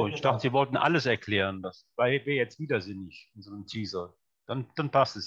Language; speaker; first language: German; native; German